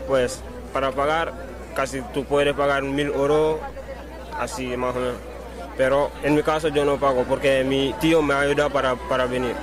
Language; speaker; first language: Spanish; non-native, learner; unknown